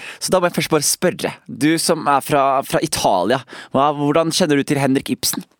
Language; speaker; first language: Norwegian; native; Norwegian